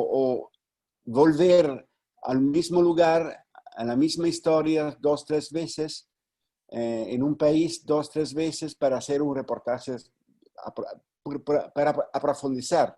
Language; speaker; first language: Spanish; non-native, fluent; Italian